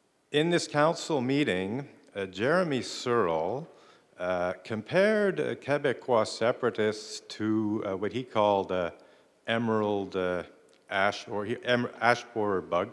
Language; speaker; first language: English; native; English